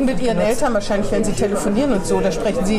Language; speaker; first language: German; native; German